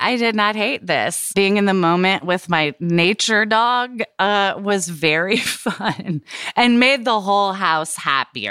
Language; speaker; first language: English; native; English